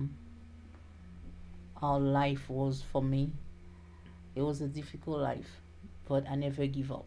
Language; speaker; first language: English; non-native, learner; Haitian Creole